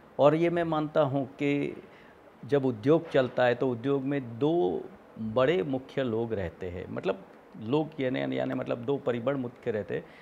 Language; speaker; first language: Hindi; non-native, local second language; Gujarati